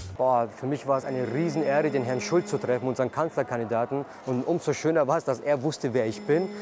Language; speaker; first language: German; early bilingual, other home language; Turkish